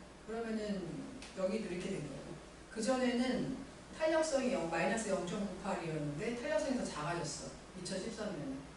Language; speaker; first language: Korean; native; Korean